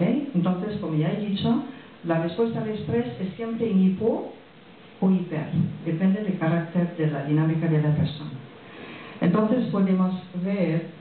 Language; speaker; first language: Spanish; non-native, fluent; French